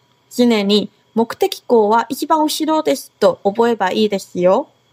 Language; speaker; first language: Japanese; non-native, fluent; Chinese